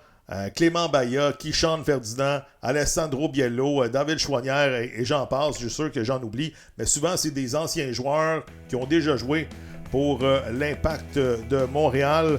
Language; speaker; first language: French; native; French